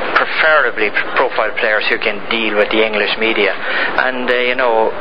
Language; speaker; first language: English; native; English